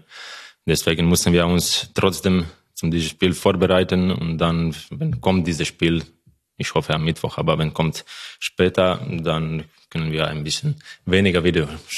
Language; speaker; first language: German; non-native, learner; Croatian